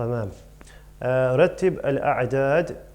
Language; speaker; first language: Arabic; non-native, fluent; English